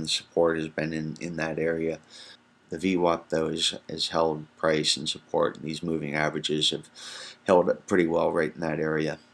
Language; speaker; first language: English; native; English